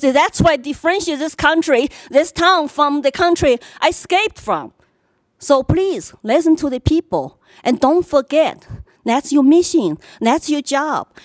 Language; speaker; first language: English; non-native, fluent; Chinese